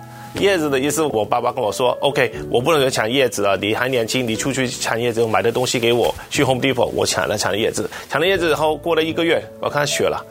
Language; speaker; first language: Chinese; non-native, local second language; Cantonese